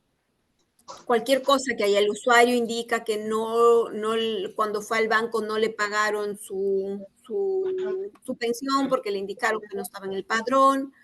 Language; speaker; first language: Spanish; native; Spanish